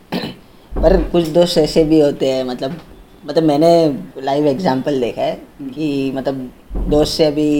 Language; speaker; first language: Hindi; non-native, local second language; Marathi